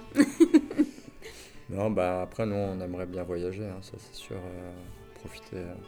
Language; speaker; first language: French; native; French